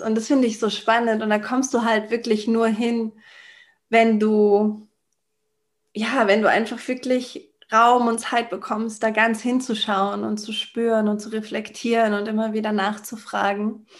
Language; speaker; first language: German; native; German